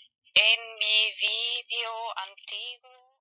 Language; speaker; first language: Spanish; non-native, fluent; German